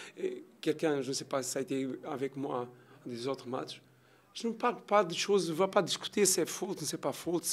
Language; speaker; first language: French; non-native, learner; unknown